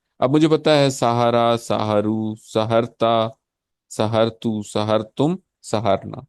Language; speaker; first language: Urdu; native; Urdu